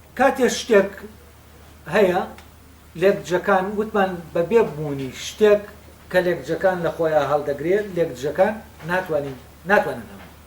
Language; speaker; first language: Central Kurdish; native; Central Kurdish